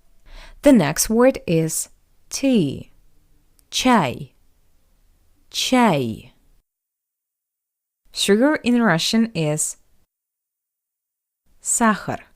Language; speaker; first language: English; non-native, fluent; Russian